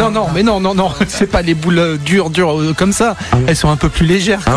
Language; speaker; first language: French; native; French